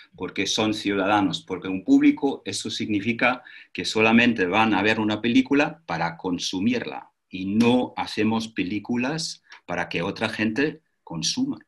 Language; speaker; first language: Spanish; non-native, fluent; German